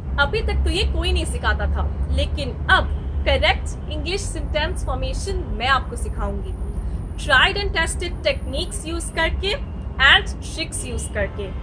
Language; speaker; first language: Hindi; native; Hindi